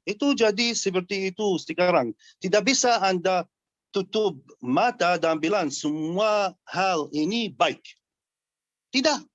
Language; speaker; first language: Indonesian; non-native, fluent; Arabic